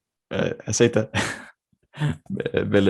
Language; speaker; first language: Portuguese; non-native, fluent; Spanish